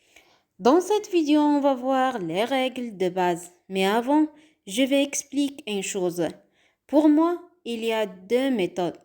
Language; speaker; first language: French; non-native, fluent; Arabic